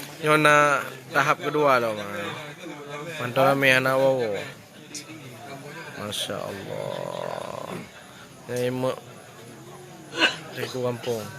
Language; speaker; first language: Indonesian; non-native, local second language; Achinese